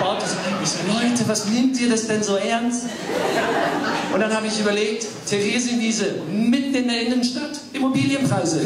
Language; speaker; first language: German; early bilingual, other home language; English